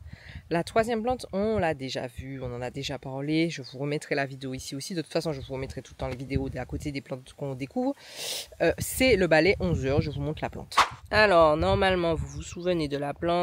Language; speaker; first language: French; native; French